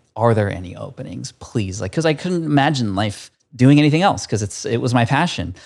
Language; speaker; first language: English; early bilingual, other home language; Filipino